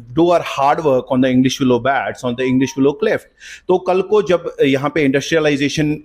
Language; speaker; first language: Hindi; non-native, local second language; Kashmiri